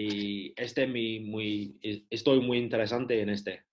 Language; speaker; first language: Spanish; non-native, learner; English